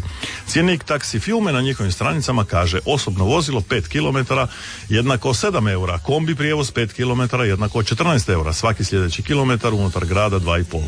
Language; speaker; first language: Serbian; native; Serbian